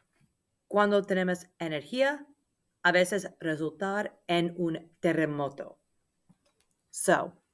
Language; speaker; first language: Spanish; non-native, learner; English